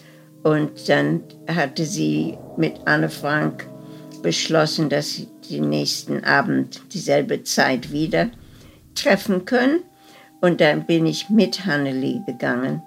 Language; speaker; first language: German; early bilingual, heritage; German